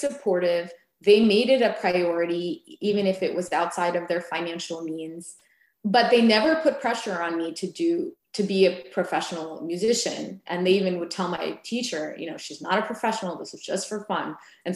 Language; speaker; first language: English; native; English